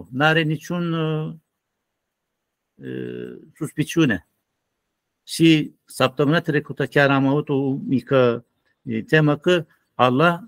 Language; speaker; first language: Romanian; non-native, learner; Turkish